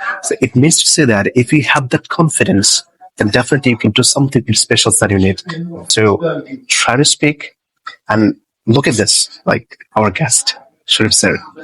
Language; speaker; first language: English; non-native, local second language; Bangla